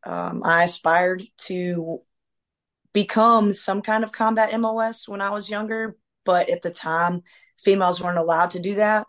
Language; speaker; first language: English; native; English